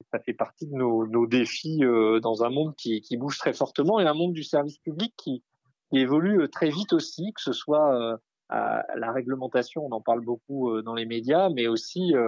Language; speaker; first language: French; native; French